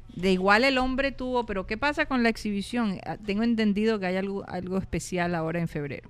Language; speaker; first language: Spanish; native; Spanish